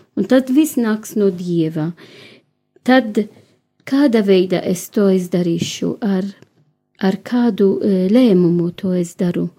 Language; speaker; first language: Latvian; non-native, learner; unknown